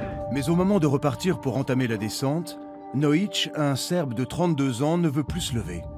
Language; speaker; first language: French; native; French